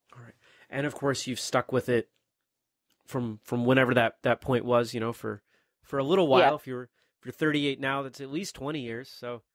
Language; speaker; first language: English; native; English